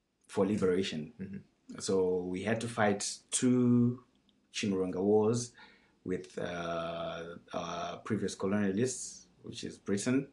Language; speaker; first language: English; non-native, local second language; Shona